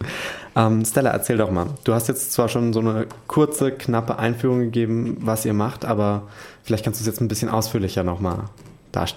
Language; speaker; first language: German; native; German